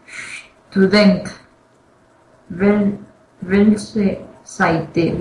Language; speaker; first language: German; non-native, learner; Spanish